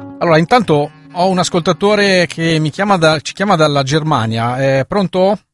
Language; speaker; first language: Italian; native; Italian